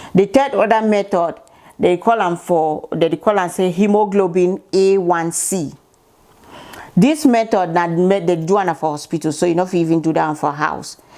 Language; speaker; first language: Nigerian Pidgin; native; Nigerian Pidgin